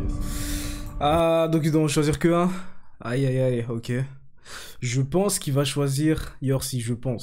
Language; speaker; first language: French; native; French